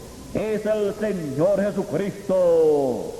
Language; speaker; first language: Spanish; native; Spanish